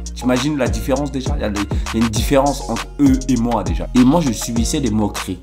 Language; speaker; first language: French; early bilingual, other home language; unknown